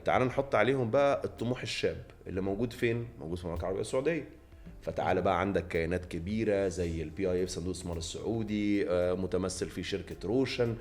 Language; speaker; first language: Arabic; native; Arabic